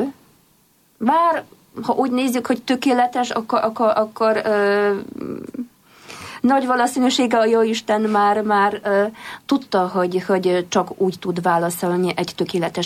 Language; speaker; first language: Hungarian; non-native, fluent; Polish